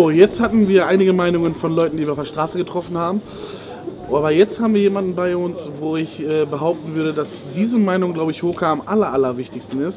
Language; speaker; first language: German; native; German